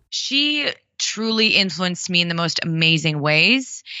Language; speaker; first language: English; early bilingual, other home language; Russian